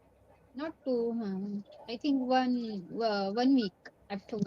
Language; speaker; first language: English; non-native, learner; Marathi